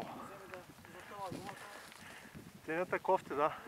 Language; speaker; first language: Bulgarian; native; Bulgarian